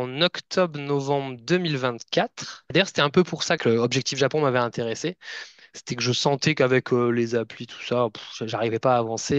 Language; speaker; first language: French; native; French